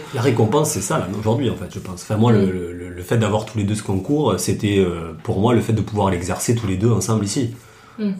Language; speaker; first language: French; native; French